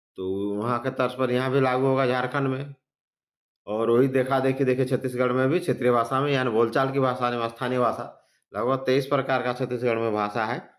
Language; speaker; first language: Hindi; native; Hindi